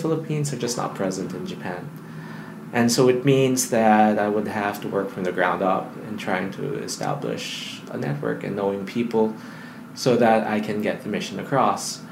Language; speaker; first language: English; non-native, local second language; Filipino